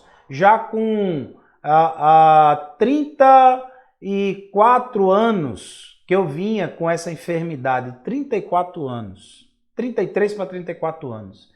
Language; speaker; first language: Portuguese; native; Portuguese